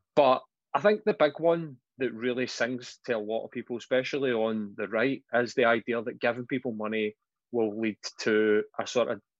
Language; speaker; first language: English; native; English